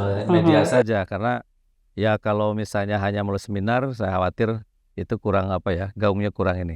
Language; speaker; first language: Indonesian; native; Indonesian